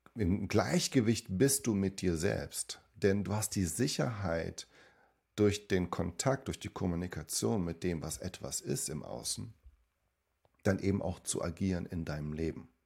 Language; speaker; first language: German; native; German